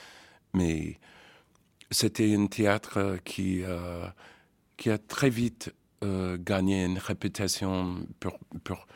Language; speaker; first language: French; non-native, fluent; English